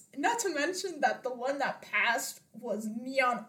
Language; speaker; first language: English; native; English